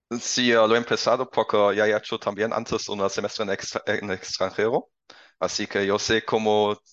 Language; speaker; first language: Spanish; non-native, learner; German